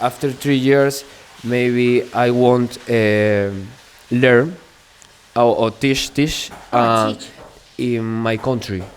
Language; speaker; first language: English; non-native, learner; Spanish